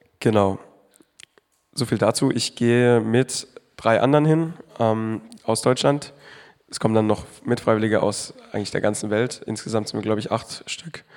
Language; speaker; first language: German; native; German